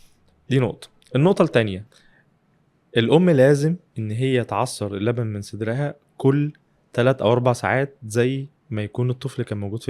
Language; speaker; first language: Arabic; native; Arabic